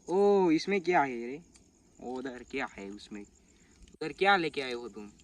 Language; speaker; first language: Hindi; non-native, local second language; Gujarati